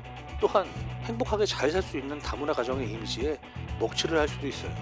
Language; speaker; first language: Korean; native; Korean